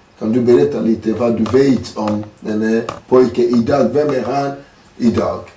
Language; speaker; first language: Swedish; non-native, learner; French